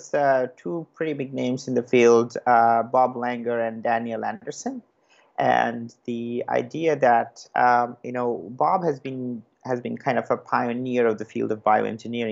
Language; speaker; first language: English; non-native, local second language; Bangla